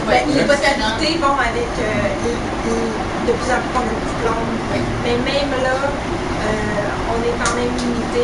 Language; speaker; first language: French; native; French